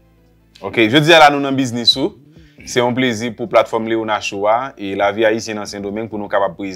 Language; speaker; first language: French; non-native, local second language; Haitian Creole